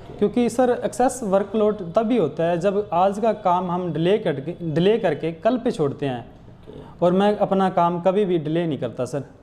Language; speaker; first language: Hindi; non-native, local second language; Punjabi